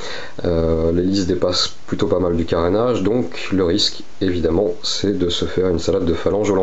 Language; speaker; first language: French; native; French